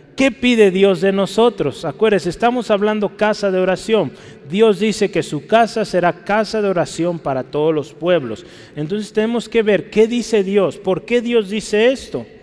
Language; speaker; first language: Spanish; native; Spanish